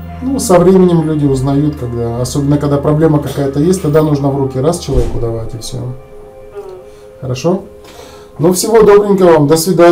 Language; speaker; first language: Russian; native; Russian